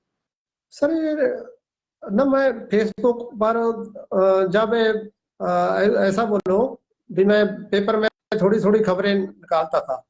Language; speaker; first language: Hindi; non-native, local second language; Punjabi